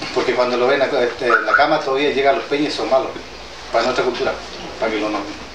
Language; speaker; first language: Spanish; non-native, local second language; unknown